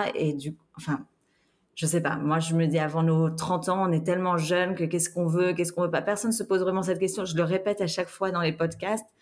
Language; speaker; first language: French; native; French